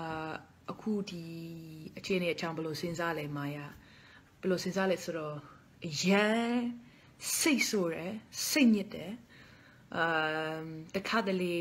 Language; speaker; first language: Burmese; non-native, fluent; Dutch